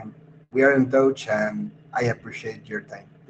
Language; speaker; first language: English; non-native, fluent; Spanish